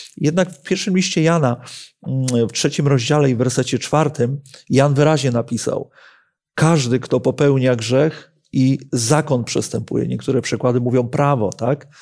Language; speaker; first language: Polish; native; Polish